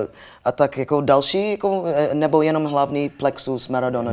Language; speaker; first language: Czech; non-native, learner; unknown